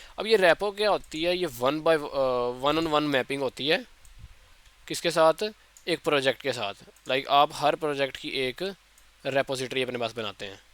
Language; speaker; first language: Urdu; native; Urdu